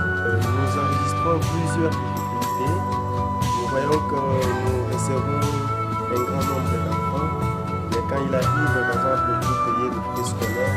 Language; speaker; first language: French; non-native, fluent; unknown